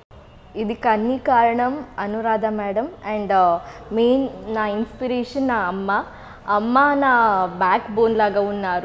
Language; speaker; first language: Telugu; non-native, learner; Kannada